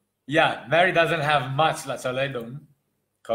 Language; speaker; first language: Vietnamese; non-native, fluent; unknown